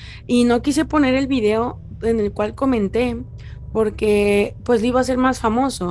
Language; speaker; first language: Spanish; native; Spanish